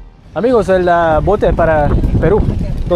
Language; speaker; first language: Spanish; non-native, learner; English